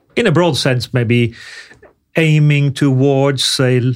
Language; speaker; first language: English; non-native, fluent; Norwegian